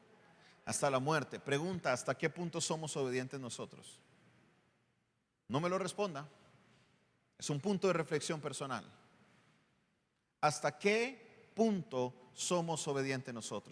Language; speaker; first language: Spanish; native; Spanish